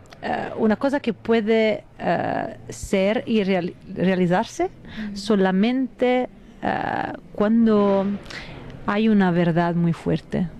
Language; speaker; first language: Spanish; non-native, fluent; Italian